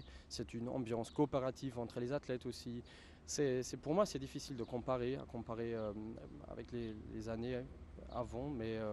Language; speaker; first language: French; non-native, fluent; German